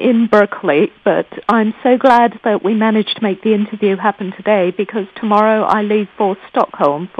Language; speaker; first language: English; non-native, local second language; Gujarati